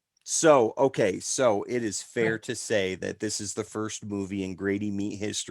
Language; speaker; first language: English; native; English